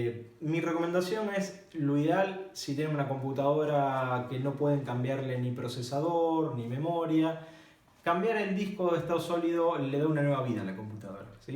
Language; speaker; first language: Spanish; native; Spanish